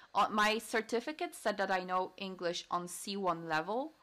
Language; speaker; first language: English; non-native, fluent; Polish